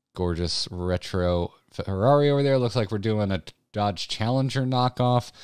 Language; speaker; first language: English; native; English